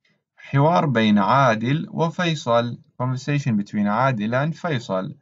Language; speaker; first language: Arabic; non-native, learner; English